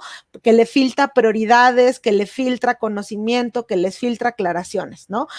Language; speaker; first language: Spanish; native; Spanish